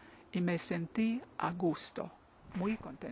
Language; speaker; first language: Spanish; non-native, fluent; English